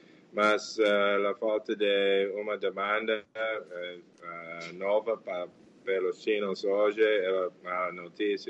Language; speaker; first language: Portuguese; non-native, fluent; English